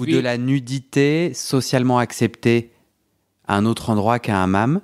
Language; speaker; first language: French; native; French